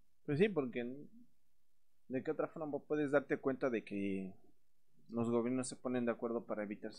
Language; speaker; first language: Spanish; native; Spanish